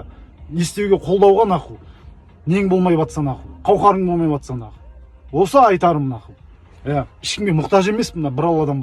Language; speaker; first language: Kazakh; native; Kazakh